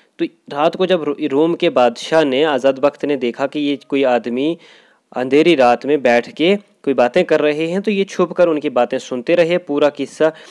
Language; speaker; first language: Urdu; non-native, local second language; Kashmiri